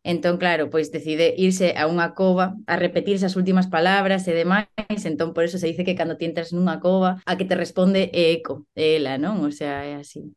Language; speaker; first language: Galician; non-native, local second language; Spanish